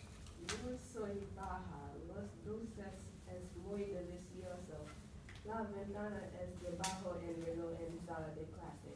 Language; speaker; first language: Spanish; non-native, learner; English